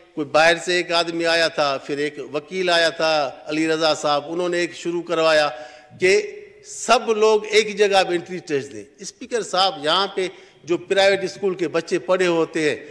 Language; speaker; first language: Urdu; non-native, local second language; Sindhi